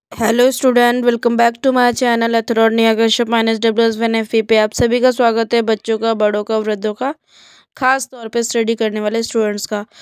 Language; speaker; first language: Hindi; native; Hindi